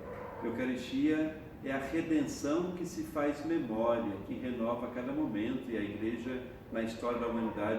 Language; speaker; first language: Portuguese; native; Portuguese